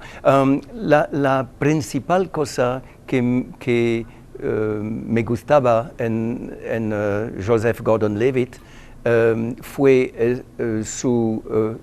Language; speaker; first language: Spanish; non-native, learner; French